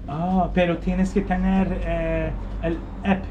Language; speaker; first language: Spanish; non-native, learner; Turkish